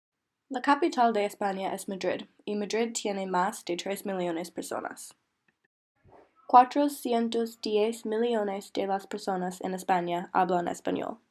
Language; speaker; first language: Spanish; non-native, learner; English